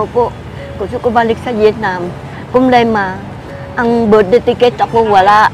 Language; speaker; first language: Filipino; non-native, learner; Vietnamese